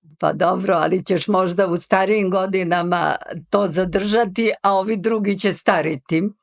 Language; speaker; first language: Serbian; native; Serbian